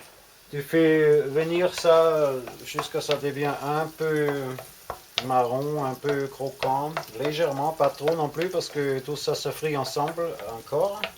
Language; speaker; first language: French; non-native, fluent; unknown